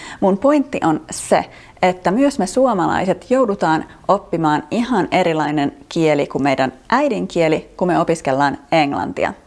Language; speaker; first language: Finnish; native; Finnish